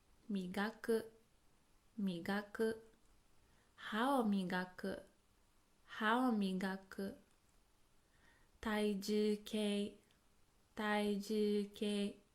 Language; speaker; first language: Japanese; non-native, fluent; English